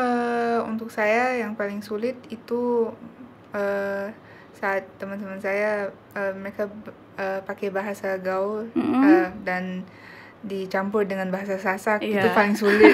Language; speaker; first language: Indonesian; non-native, local second language; Korean